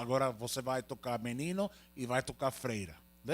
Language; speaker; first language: Portuguese; non-native, learner; Spanish